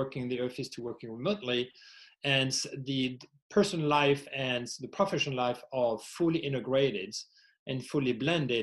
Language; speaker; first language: English; non-native, fluent; French